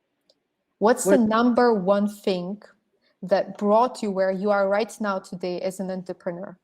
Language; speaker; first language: English; non-native, fluent; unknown